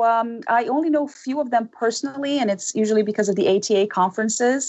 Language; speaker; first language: English; non-native, fluent; Portuguese